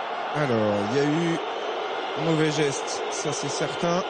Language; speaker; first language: French; native; French